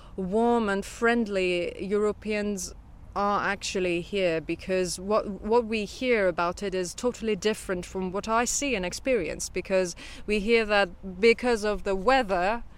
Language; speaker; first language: English; non-native, fluent; Persian